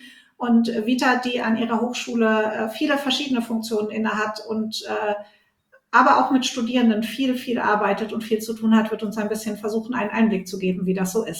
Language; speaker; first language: German; native; German